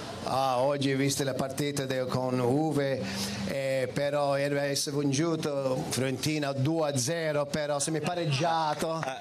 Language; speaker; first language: Italian; early bilingual, heritage; Italian